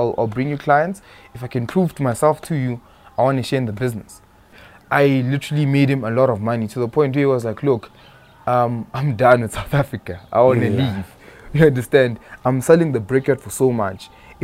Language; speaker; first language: English; non-native, local second language; Tsonga